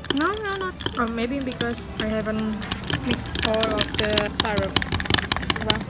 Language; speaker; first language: English; non-native, learner; Indonesian